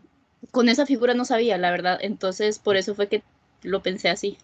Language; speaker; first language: Spanish; native; Spanish